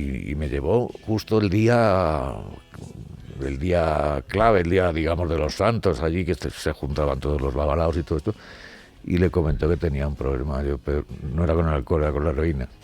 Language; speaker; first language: Spanish; native; Spanish